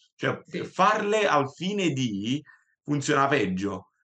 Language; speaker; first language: Italian; native; Italian